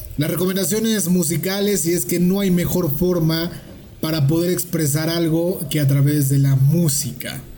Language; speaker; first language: Spanish; native; Spanish